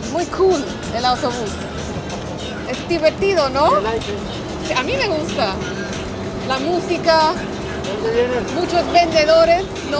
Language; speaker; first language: Spanish; non-native, learner; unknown